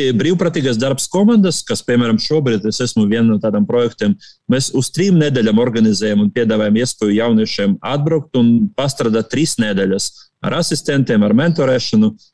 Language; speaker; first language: Latvian; non-native, local second language; Russian